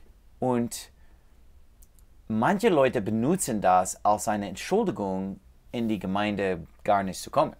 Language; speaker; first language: German; non-native, learner; English